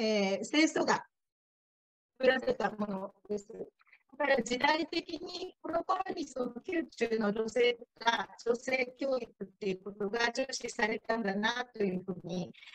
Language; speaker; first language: Japanese; native; Japanese